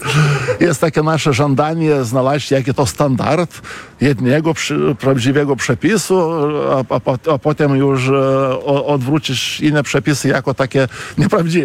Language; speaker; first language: Polish; non-native, fluent; Lithuanian